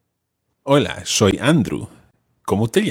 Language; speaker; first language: Spanish; non-native, fluent; English